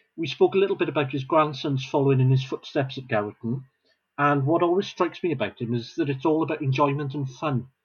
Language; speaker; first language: English; non-native, local second language; Welsh